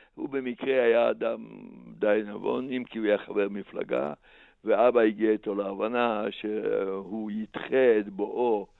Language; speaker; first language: Hebrew; non-native, fluent; Slovak